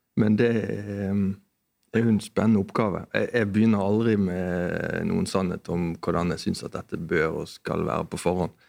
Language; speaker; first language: Norwegian; native; Norwegian